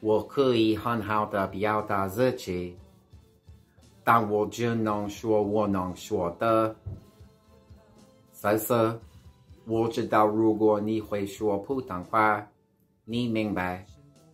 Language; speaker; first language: Chinese; non-native, learner; English